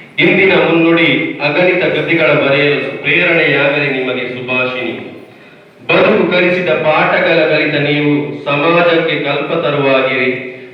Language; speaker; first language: Kannada; non-native, local second language; Tulu